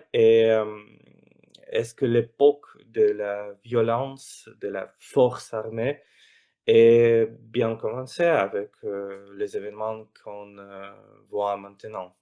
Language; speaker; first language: French; non-native, fluent; Russian